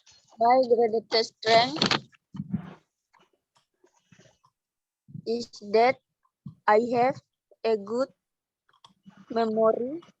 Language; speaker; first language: English; non-native, learner; Indonesian